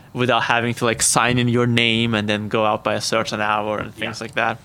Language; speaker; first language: English; non-native, fluent; Azerbaijani